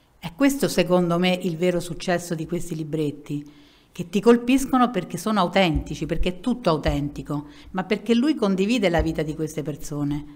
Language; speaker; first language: Italian; native; Italian